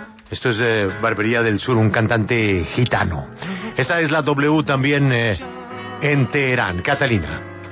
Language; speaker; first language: Spanish; native; Spanish